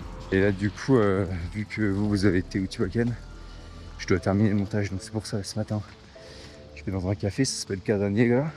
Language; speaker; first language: French; native; French